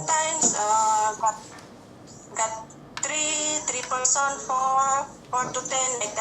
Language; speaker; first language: English; non-native, learner; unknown